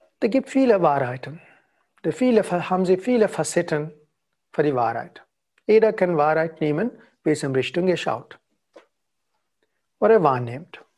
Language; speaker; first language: German; non-native, learner; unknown